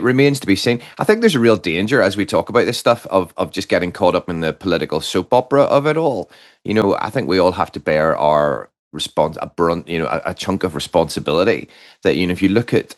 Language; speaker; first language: English; native; English